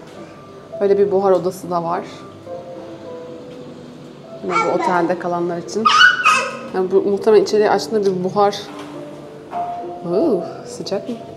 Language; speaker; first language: Turkish; native; Turkish